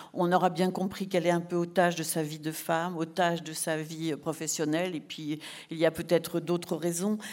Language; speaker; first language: French; native; French